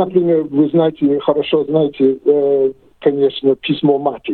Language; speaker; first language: Russian; non-native, fluent; English